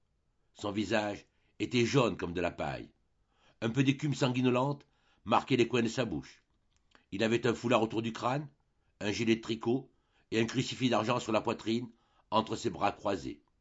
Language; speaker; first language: French; native; French